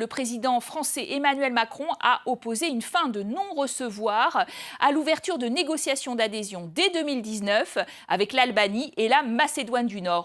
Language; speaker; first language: French; native; French